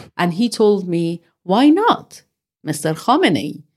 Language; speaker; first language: English; non-native, fluent; Persian